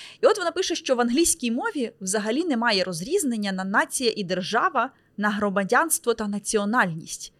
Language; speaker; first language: Ukrainian; native; Ukrainian